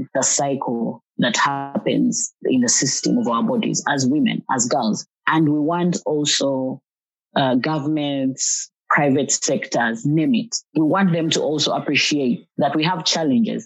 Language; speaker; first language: English; non-native, local second language; Ganda